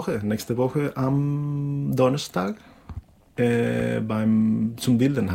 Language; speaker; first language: German; non-native, fluent; Spanish